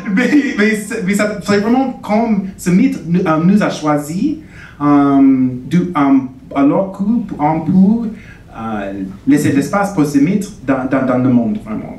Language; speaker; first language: French; non-native, fluent; English